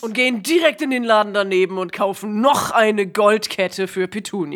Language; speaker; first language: German; native; German